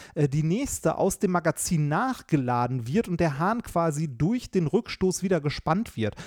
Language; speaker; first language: German; native; German